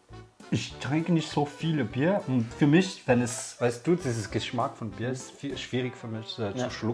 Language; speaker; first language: German; non-native, learner; Malagasy